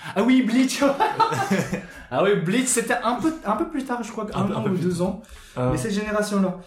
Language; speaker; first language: French; non-native, fluent; Japanese